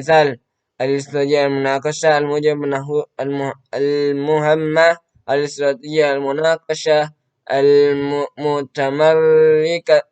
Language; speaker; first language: Arabic; non-native, learner; Indonesian